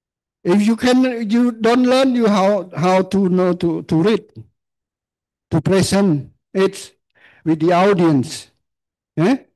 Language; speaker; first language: English; non-native, learner; Khmer